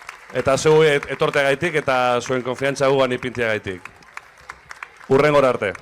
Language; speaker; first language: Basque; native; Basque